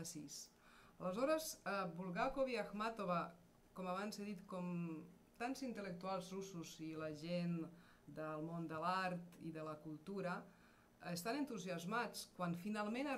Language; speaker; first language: Catalan; non-native, fluent; Serbian